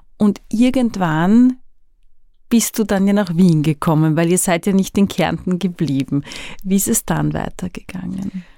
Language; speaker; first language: German; native; German